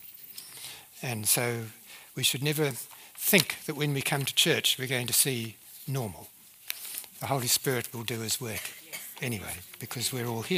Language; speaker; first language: English; native; English